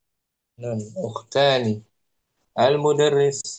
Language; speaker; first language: Arabic; non-native, fluent; Indonesian